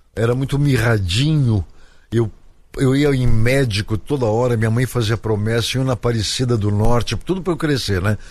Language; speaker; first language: Portuguese; native; Portuguese